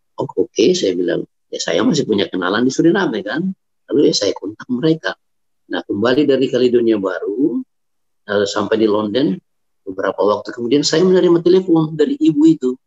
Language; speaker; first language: Indonesian; non-native, local second language; Batak Toba